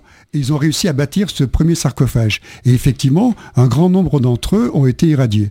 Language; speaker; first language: French; native; French